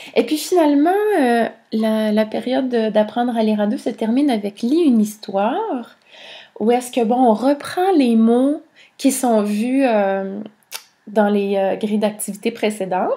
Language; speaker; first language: French; native; French